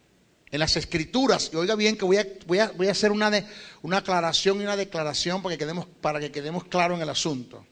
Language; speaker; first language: Spanish; native; Spanish